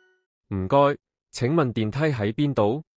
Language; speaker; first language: Cantonese; non-native, learner; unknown